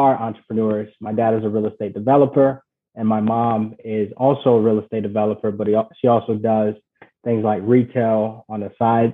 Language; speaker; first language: English; early bilingual, other home language; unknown